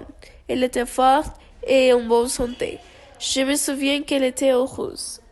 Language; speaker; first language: French; non-native, learner; Spanish